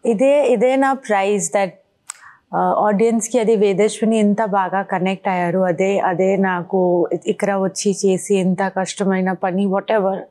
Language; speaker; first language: Telugu; non-native, learner; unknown